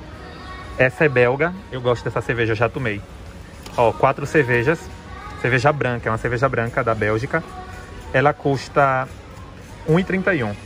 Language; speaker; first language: Portuguese; native; Portuguese